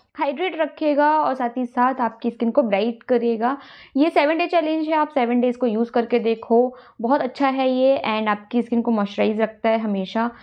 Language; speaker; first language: Hindi; native; Hindi